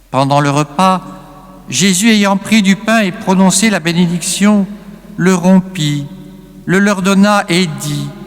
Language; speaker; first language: French; native; French